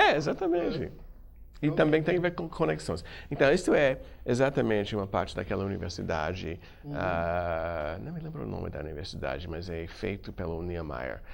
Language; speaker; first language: Portuguese; non-native, fluent; English